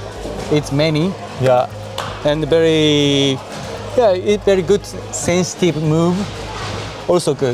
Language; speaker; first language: English; non-native, learner; Japanese